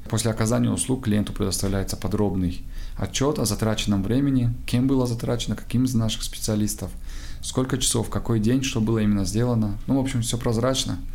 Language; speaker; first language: Russian; non-native, local second language; Tajik